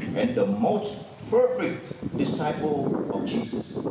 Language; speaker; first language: English; non-native, fluent; Vietnamese